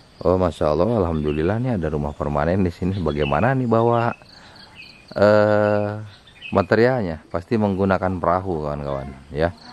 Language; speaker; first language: Indonesian; non-native, local second language; Sundanese